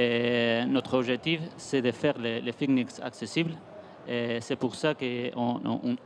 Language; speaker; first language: French; non-native, fluent; Spanish